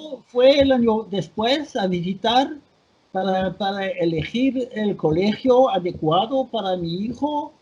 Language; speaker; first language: Spanish; non-native, fluent; French